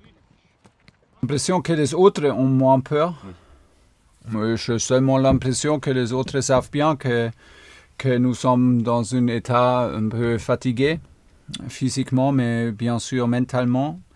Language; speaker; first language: French; non-native, fluent; German